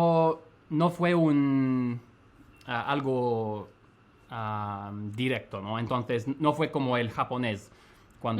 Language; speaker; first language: Spanish; non-native, fluent; English